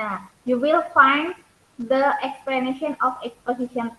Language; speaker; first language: English; non-native, learner; Indonesian